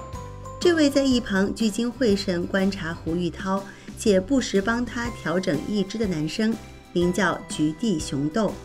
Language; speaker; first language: Chinese; native; Chinese